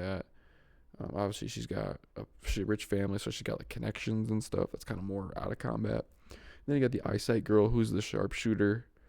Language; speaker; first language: English; native; English